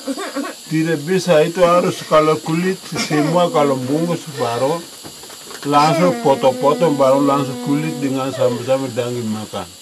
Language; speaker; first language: Indonesian; non-native, local second language; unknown